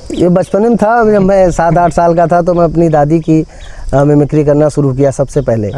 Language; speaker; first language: Hindi; native; Hindi